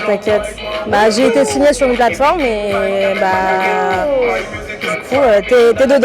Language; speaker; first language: French; native; French